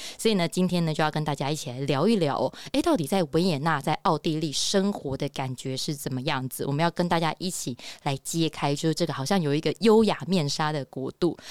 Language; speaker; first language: Chinese; native; Chinese